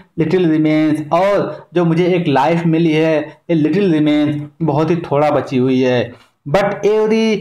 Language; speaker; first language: Hindi; native; Hindi